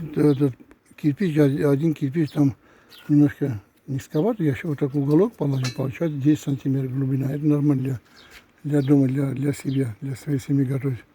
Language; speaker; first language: Russian; non-native, fluent; Armenian